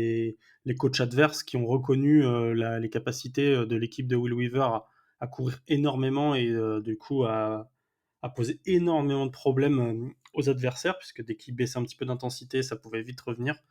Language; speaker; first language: French; native; French